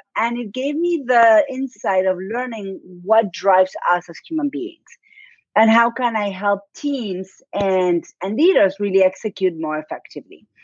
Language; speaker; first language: English; non-native, fluent; Spanish